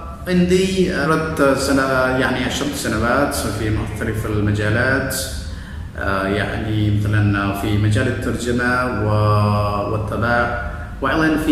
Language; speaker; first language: Arabic; non-native, fluent; Malayalam